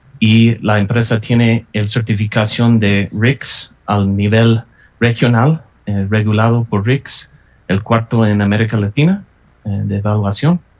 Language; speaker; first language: Spanish; non-native, fluent; English